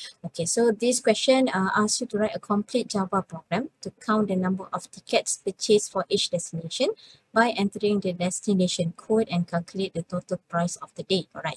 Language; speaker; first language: English; non-native, local second language; Malay